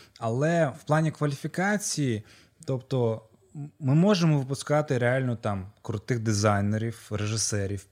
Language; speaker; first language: Ukrainian; non-native, local second language; Russian